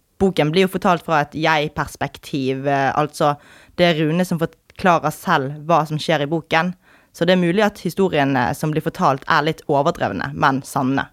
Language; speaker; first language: Norwegian; native; Norwegian